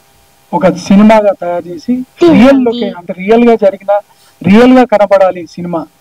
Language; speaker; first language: Telugu; native; Telugu